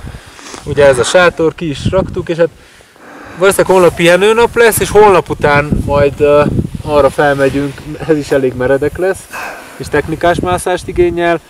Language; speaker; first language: Hungarian; native; Hungarian